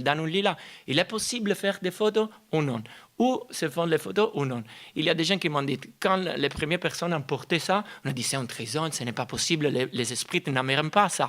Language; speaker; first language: French; non-native, fluent; Italian